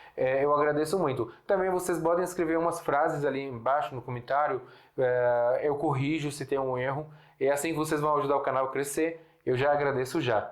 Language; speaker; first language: Portuguese; non-native, fluent; Arabic